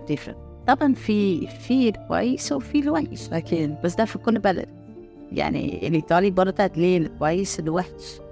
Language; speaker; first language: Arabic; non-native, fluent; Italian